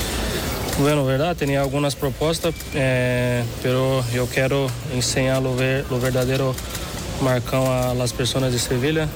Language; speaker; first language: Spanish; non-native, fluent; Portuguese